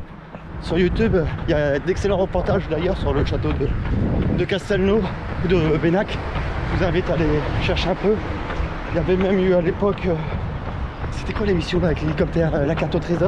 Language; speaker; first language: French; native; French